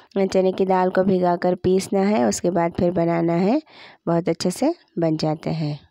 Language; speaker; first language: Hindi; native; Hindi